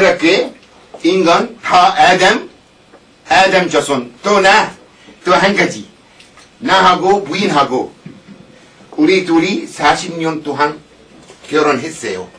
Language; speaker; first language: Korean; non-native, learner; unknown